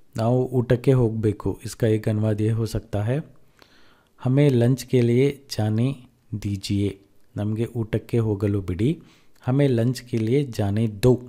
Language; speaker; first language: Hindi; non-native, local second language; Kannada